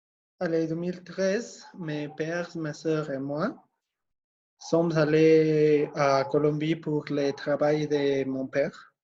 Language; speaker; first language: French; non-native, learner; Spanish